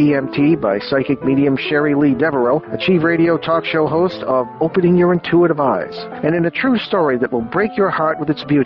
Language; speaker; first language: English; native; English